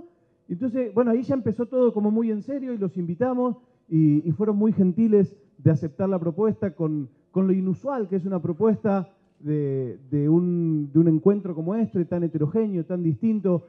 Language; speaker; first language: Spanish; native; Spanish